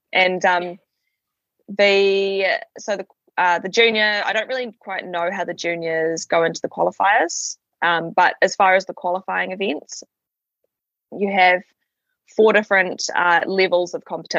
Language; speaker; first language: English; native; English